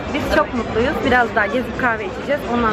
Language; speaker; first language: Turkish; native; Turkish